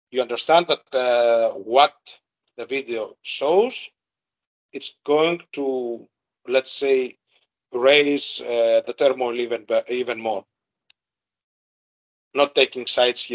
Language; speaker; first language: English; non-native, fluent; Greek